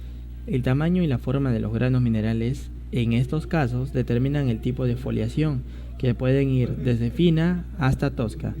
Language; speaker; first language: Spanish; native; Spanish